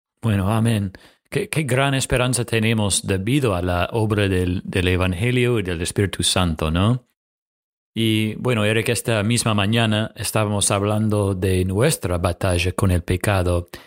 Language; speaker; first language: Spanish; non-native, fluent; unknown